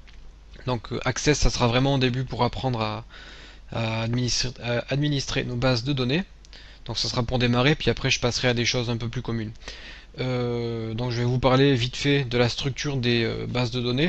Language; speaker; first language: French; native; French